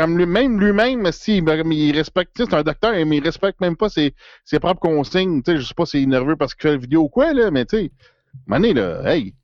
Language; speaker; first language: French; native; French